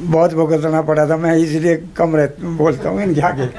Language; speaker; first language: Hindi; native; Hindi